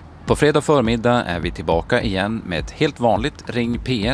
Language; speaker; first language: Swedish; native; Swedish